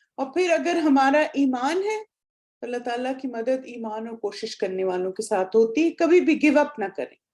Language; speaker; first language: Urdu; native; Urdu